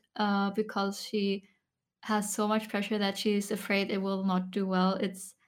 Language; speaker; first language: English; non-native, fluent; Turkish